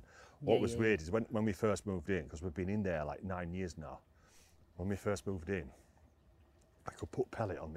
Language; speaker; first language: English; native; English